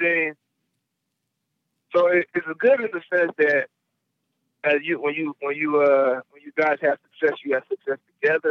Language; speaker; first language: English; native; English